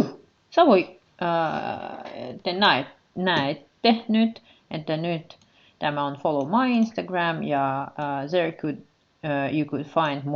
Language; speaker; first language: Finnish; non-native, learner; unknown